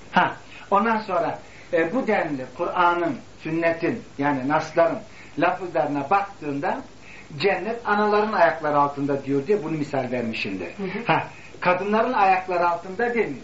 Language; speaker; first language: Turkish; native; Turkish